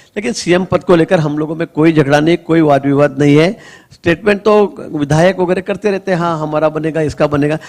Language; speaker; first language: Hindi; non-native, local second language; Marathi